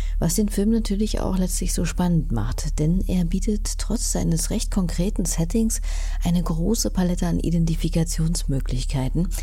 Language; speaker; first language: German; native; German